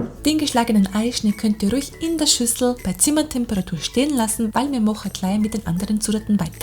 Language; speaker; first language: German; native; German